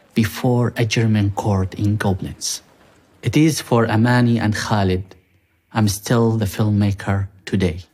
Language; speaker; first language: English; non-native, fluent; Arabic